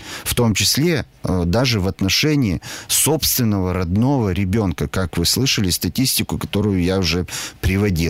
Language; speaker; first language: Russian; native; Russian